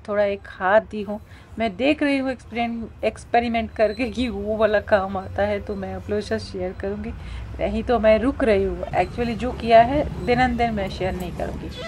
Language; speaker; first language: Hindi; non-native, local second language; Bangla